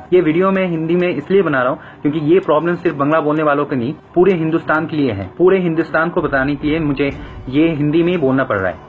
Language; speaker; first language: Hindi; non-native, fluent; Bangla